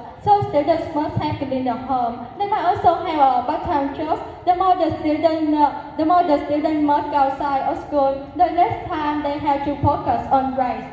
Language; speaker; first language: English; non-native, learner; Vietnamese